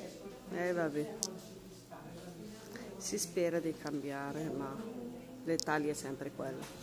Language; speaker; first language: Italian; non-native, fluent; Arabic